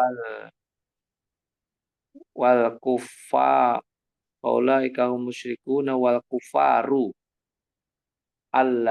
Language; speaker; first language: Arabic; non-native, learner; Indonesian